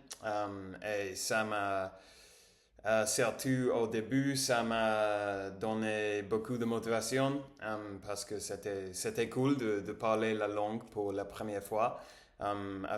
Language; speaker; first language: French; non-native, learner; English